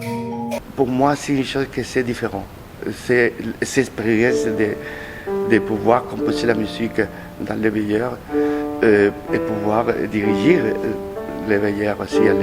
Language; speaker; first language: French; non-native, learner; Spanish